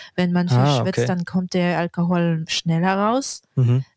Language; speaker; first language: German; non-native, fluent; Russian